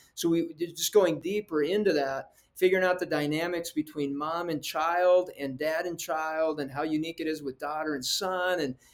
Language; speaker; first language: English; early bilingual, other home language; Spanish